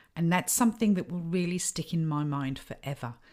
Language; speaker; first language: English; native; English